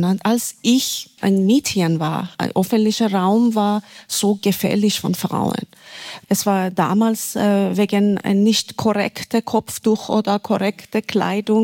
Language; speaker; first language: German; non-native, fluent; Persian